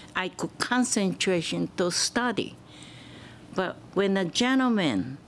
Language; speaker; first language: English; non-native, learner; Japanese